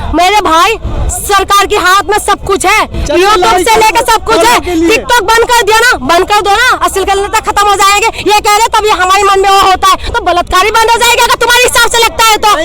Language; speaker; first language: Hindi; non-native, local second language; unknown